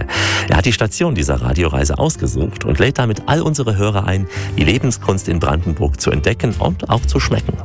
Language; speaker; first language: German; native; German